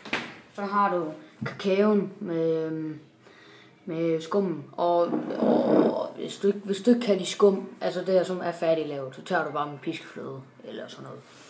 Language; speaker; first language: Danish; native; Danish